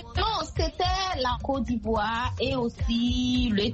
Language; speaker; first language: French; non-native, learner; Akan